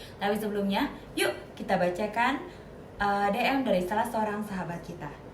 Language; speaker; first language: Indonesian; native; Indonesian